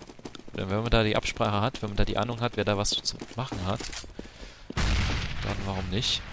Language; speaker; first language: German; native; German